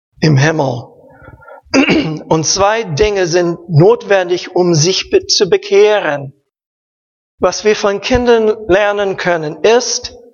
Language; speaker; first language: German; non-native, learner; English